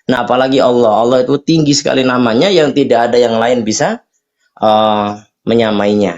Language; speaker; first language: Indonesian; native; Indonesian